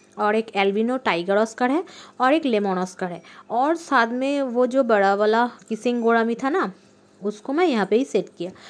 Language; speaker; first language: Hindi; non-native, local second language; Bangla